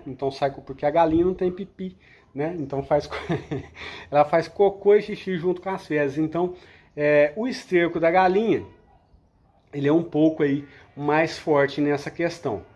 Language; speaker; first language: Portuguese; native; Portuguese